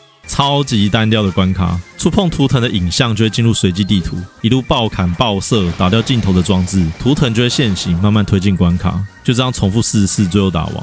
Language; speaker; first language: Chinese; native; Chinese